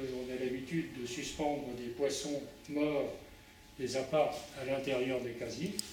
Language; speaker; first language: French; native; French